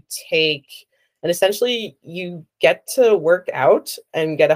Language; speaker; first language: English; native; English